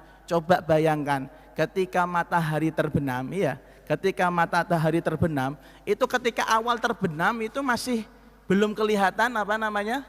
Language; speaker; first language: Indonesian; non-native, local second language; Javanese